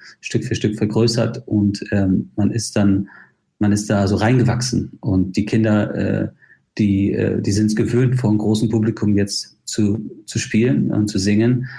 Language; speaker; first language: German; non-native, fluent; English